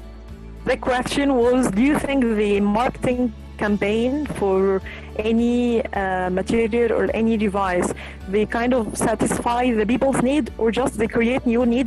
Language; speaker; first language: English; non-native, fluent; Arabic